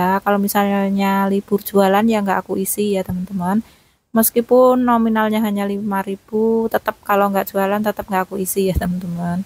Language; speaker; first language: Indonesian; native; Indonesian